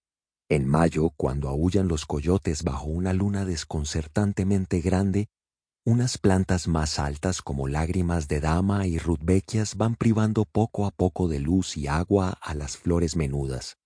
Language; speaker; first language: Spanish; native; Spanish